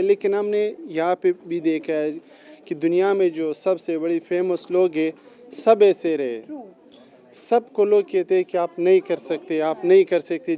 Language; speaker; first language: Hindi; non-native, fluent; Pashto